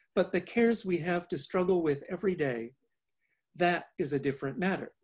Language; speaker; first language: English; native; English